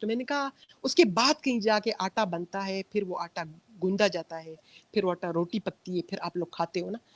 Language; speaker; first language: Urdu; non-native, local second language; Pashto